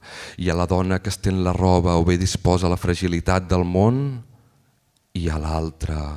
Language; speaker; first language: Catalan; native; Catalan